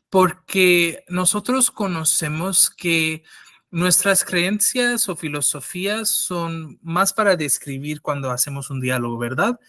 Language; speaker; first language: Spanish; non-native, fluent; English